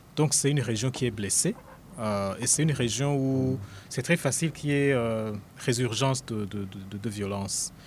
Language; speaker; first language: French; non-native, local second language; Rundi